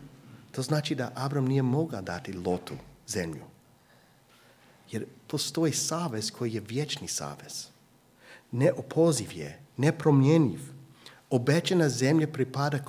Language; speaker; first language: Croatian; non-native, fluent; English